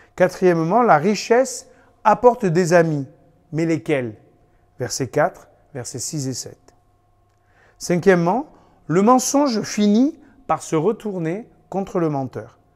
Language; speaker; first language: French; native; French